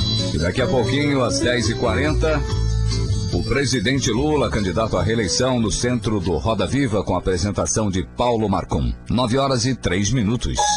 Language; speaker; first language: Portuguese; native; Portuguese